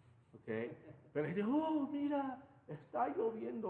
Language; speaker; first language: Spanish; non-native, fluent; English